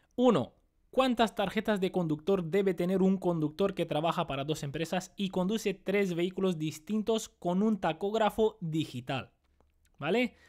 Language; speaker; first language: Spanish; non-native, fluent; Romanian